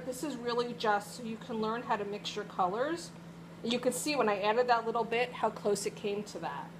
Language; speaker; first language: English; native; English